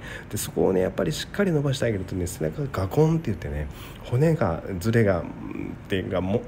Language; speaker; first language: Japanese; native; Japanese